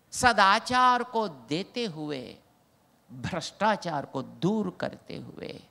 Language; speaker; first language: Hindi; non-native, local second language; Telugu